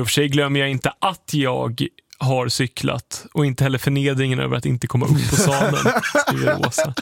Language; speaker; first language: Swedish; native; Swedish